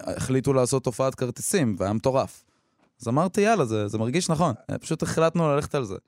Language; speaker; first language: Hebrew; native; Hebrew